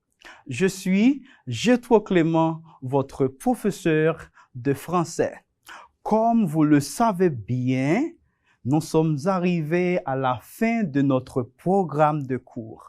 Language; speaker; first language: French; non-native, fluent; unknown